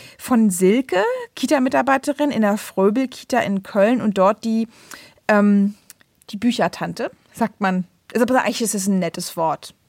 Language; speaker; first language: German; native; German